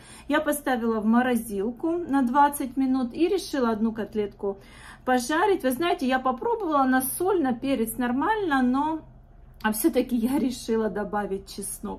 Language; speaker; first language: Russian; native; Russian